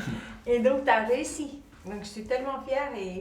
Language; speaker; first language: French; early bilingual, other home language; Albanian